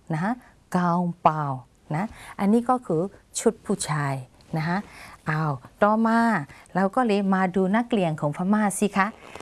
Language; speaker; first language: Thai; non-native, fluent; Burmese